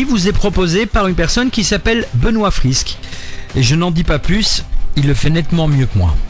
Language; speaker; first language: French; native; French